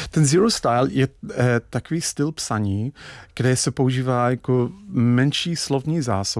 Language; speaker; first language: Czech; non-native, fluent; English